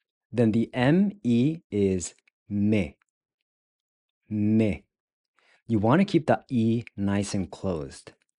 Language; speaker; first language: English; native; English